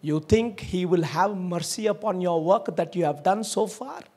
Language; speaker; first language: English; non-native, local second language; Tamil